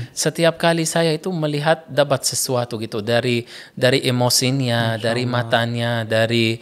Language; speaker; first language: Indonesian; non-native, fluent; Arabic